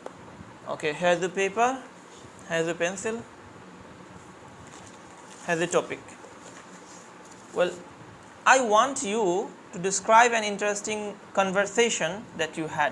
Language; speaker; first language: English; non-native, fluent; Bangla